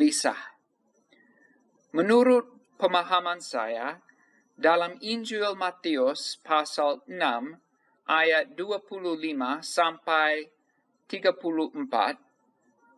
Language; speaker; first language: Indonesian; non-native, fluent; English